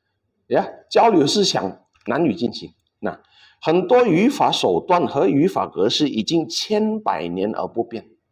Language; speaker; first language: Chinese; non-native, fluent; Indonesian